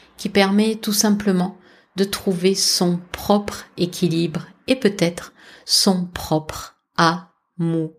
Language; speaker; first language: French; native; French